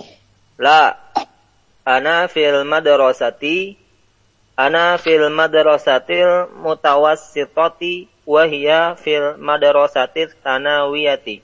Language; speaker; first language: Arabic; non-native, learner; Indonesian